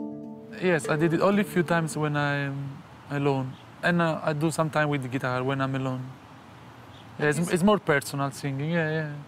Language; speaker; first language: English; non-native, fluent; Italian